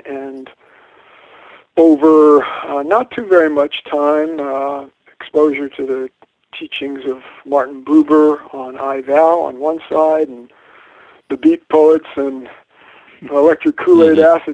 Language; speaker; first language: English; native; English